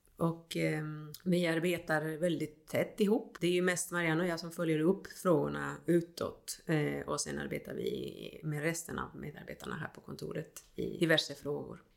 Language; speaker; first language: Swedish; non-native, fluent; Spanish